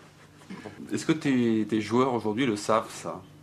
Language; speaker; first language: French; native; French